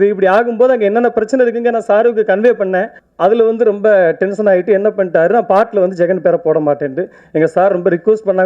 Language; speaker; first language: Tamil; native; Tamil